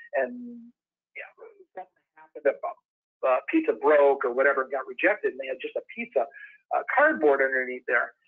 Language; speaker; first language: English; native; English